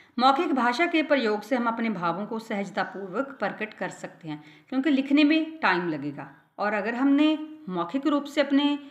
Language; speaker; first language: Hindi; non-native, local second language; Punjabi